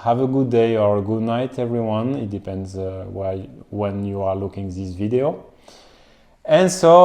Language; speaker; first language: English; non-native, learner; French